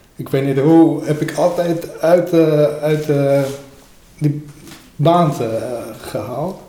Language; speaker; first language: Dutch; non-native, learner; Armenian